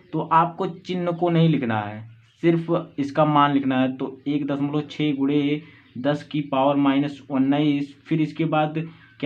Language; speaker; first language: Hindi; native; Hindi